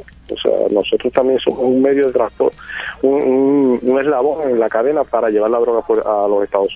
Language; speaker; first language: Spanish; native; Spanish